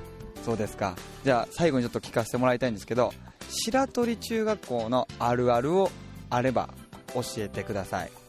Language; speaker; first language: Japanese; native; Japanese